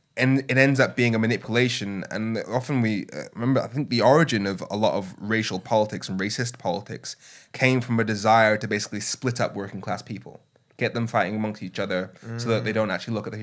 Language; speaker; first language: English; native; English